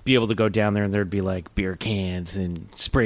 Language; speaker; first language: English; native; English